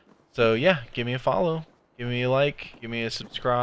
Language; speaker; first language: English; native; English